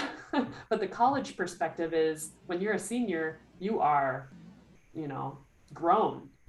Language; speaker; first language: English; native; English